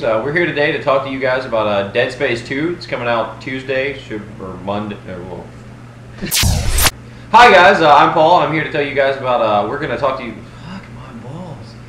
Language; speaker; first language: English; native; English